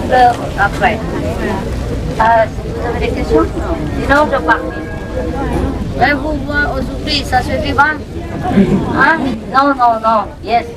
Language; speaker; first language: French; non-native, learner; Vietnamese